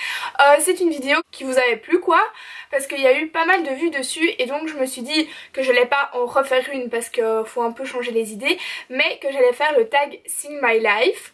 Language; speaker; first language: French; native; French